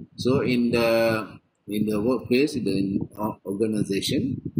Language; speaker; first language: English; non-native, local second language; Malay